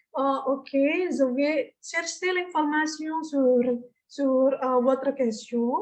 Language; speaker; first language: French; non-native, fluent; Indonesian